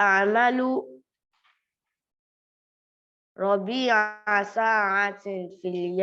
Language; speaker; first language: Arabic; non-native, learner; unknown